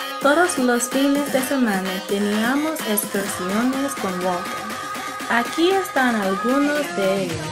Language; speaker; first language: Spanish; non-native, learner; English